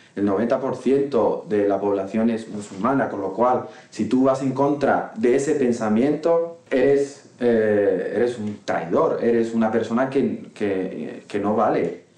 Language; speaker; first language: Spanish; non-native, local second language; Arabic